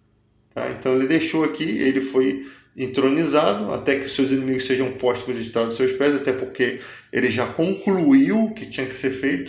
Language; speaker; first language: Portuguese; native; Portuguese